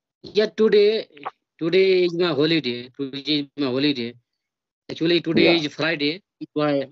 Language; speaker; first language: English; non-native, learner; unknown